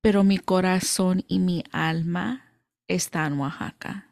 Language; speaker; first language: Spanish; early bilingual, other home language; English